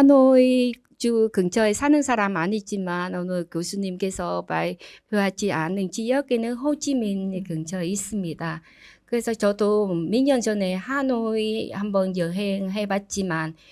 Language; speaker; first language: Korean; non-native, learner; Vietnamese